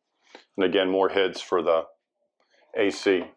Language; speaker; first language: English; native; English